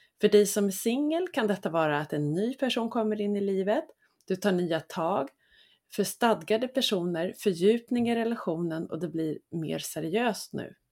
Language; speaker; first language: Swedish; native; Swedish